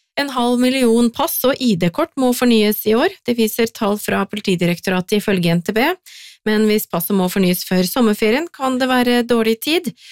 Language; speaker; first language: Norwegian; native; Norwegian